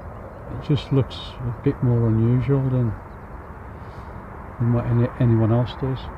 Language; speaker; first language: English; native; English